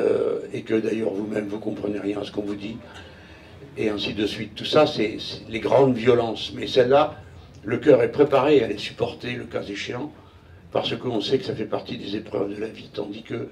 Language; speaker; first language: French; native; French